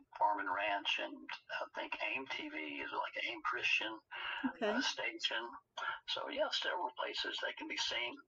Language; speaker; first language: English; native; English